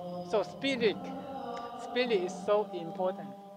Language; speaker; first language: English; non-native, learner; Chinese